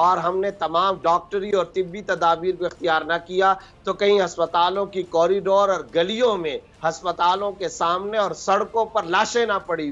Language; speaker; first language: Urdu; native; Urdu